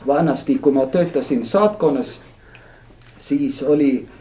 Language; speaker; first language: Estonian; non-native, fluent; Latvian